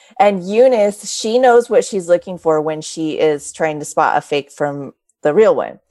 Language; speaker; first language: English; native; English